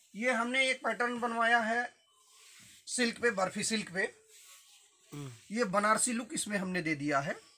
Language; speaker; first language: Hindi; native; Hindi